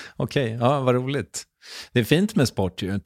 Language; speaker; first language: Swedish; native; Swedish